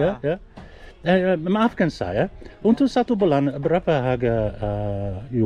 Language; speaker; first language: Indonesian; non-native, learner; English